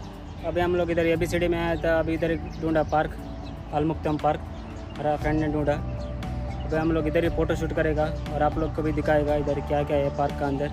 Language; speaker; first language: Hindi; non-native, local second language; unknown